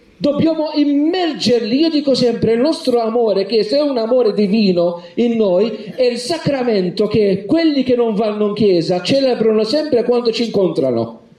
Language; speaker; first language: Italian; non-native, fluent; Maltese